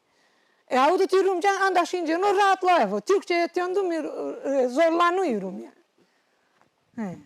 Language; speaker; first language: Turkish; non-native, local second language; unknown